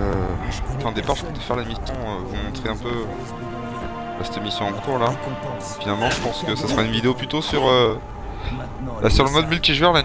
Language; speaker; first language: French; native; French